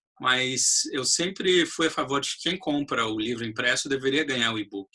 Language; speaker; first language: Portuguese; native; Portuguese